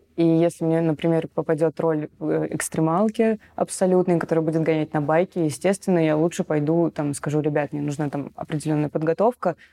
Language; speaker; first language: Russian; native; Russian